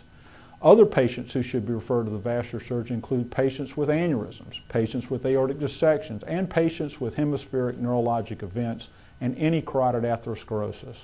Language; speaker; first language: English; native; English